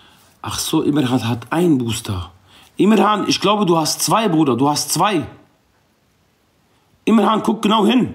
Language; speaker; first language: German; non-native, local second language; Arabic